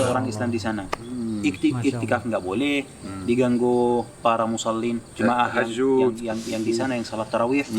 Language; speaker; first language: Indonesian; non-native, fluent; Arabic